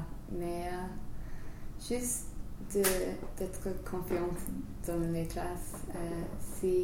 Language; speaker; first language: French; non-native, learner; English